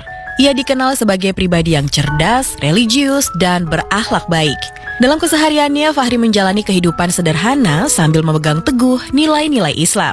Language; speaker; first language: Indonesian; native; Indonesian